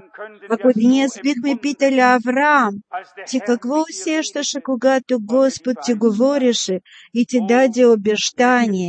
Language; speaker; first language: Bulgarian; non-native, fluent; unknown